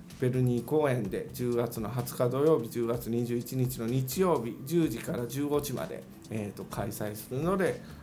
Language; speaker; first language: Japanese; native; Japanese